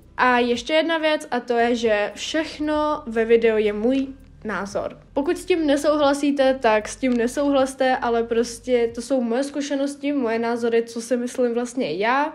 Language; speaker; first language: Czech; early bilingual, other home language; Russian